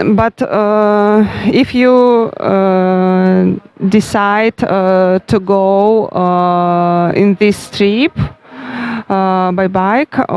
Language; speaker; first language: English; non-native, learner; Russian